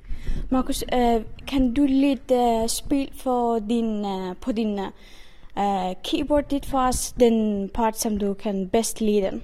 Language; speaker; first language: Danish; non-native, learner; Persian